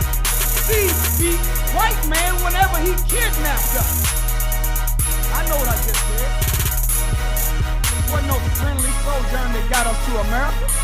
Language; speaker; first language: English; native; English